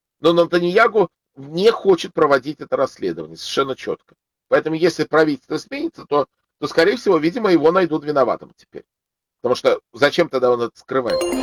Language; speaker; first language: Russian; native; Russian